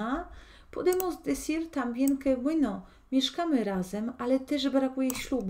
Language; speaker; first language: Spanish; non-native, fluent; Polish